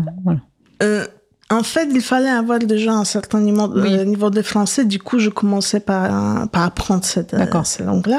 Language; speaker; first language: French; non-native, fluent; Polish